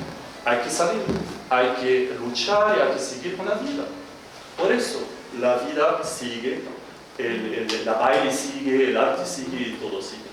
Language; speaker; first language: Spanish; non-native, fluent; Arabic